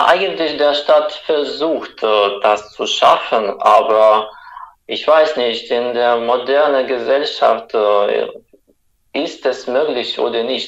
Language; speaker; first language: German; non-native, fluent; Russian